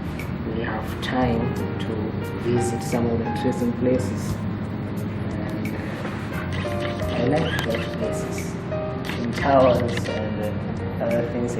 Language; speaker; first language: English; non-native, local second language; Swahili